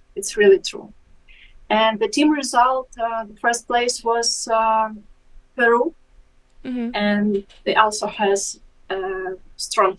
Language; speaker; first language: English; non-native, fluent; Ukrainian